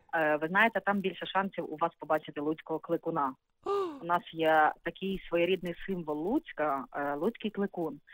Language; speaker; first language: Ukrainian; native; Ukrainian